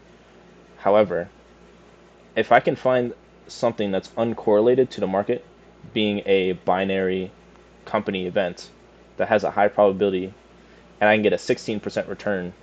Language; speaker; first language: English; native; English